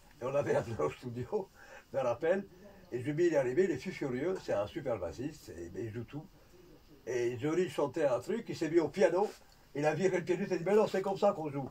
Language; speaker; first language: French; non-native, fluent; Italian